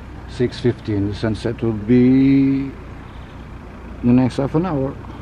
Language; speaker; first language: English; non-native, fluent; Portuguese